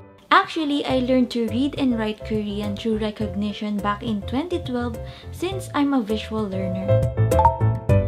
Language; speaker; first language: English; non-native, local second language; Filipino